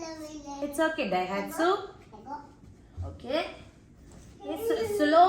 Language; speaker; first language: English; non-native, local second language; Malayalam